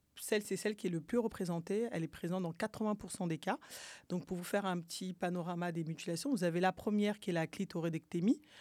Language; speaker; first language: French; early bilingual, other home language; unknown